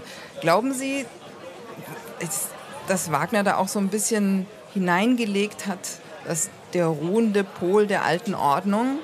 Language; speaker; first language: German; native; German